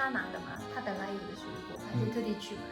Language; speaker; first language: Chinese; non-native, fluent; Japanese